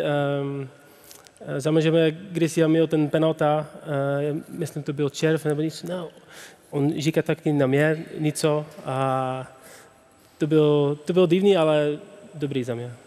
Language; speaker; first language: Czech; non-native, learner; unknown